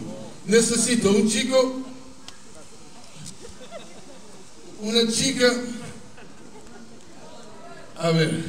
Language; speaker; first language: Spanish; non-native, fluent; Italian